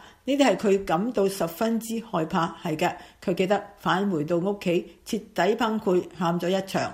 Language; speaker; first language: Chinese; non-native, local second language; Cantonese